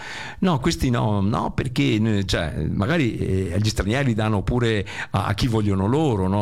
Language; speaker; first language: Italian; native; Italian